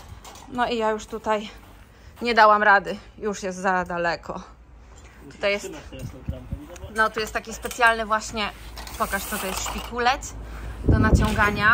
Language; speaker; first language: Polish; native; Polish